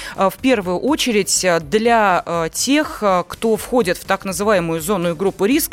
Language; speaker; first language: Russian; native; Russian